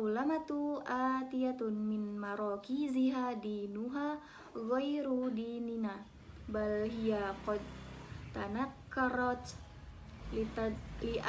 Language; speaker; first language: Arabic; non-native, learner; Indonesian